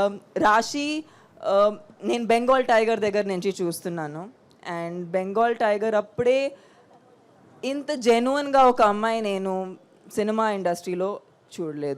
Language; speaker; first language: Telugu; non-native, fluent; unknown